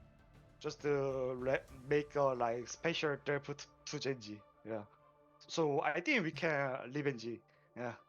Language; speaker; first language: English; non-native, learner; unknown